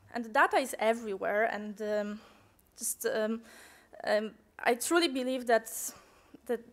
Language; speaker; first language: English; non-native, fluent; Polish